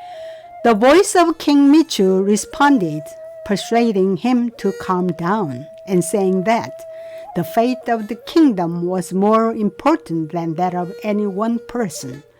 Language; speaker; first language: English; non-native, fluent; Korean